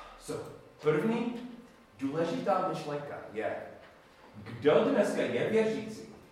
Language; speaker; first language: Czech; non-native, learner; English